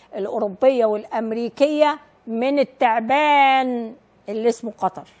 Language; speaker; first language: Arabic; native; Arabic